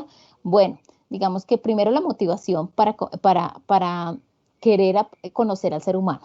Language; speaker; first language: Spanish; native; Spanish